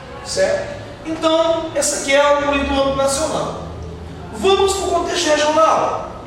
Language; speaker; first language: Portuguese; native; Portuguese